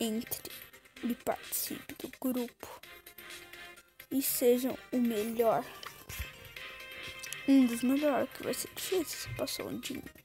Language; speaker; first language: Portuguese; native; Portuguese